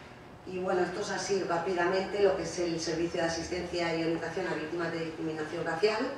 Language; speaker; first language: Spanish; native; Spanish